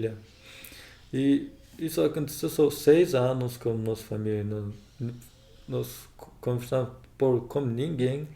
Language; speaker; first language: Portuguese; non-native, learner; Russian